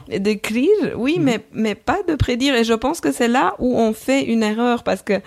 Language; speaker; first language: French; non-native, fluent; Romanian